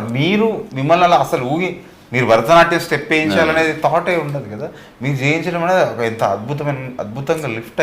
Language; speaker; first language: Telugu; native; Telugu